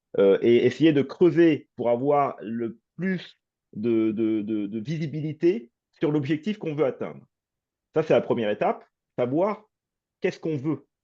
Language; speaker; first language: French; native; French